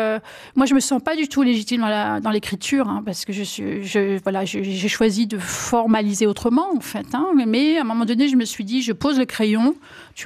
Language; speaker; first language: French; native; French